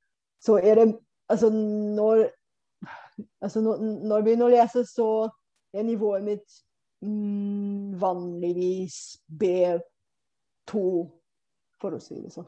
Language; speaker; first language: Norwegian; non-native, fluent; Bulgarian